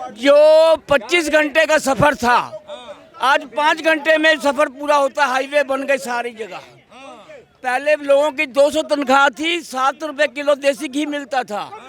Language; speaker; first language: Hindi; native; Hindi